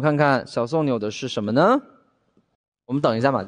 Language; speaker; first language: Chinese; native; Chinese